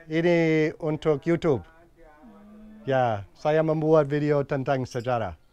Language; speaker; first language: Indonesian; non-native, learner; English